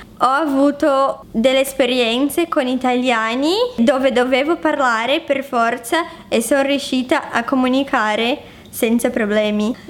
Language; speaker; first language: Italian; non-native, fluent; Portuguese